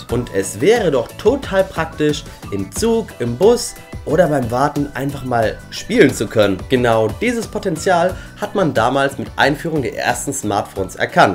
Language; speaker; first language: German; native; German